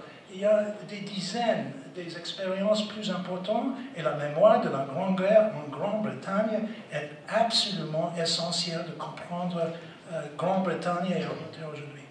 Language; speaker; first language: French; non-native, fluent; English